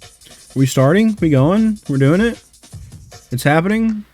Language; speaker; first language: English; native; English